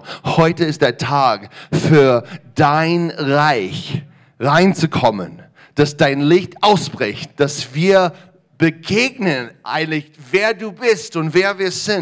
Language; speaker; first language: German; non-native, learner; English